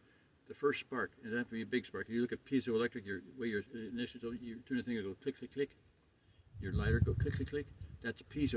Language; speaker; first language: English; native; English